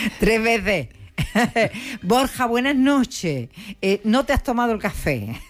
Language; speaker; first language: Spanish; native; Spanish